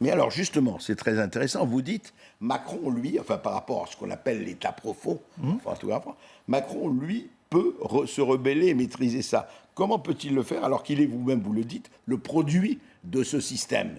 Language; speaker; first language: French; native; French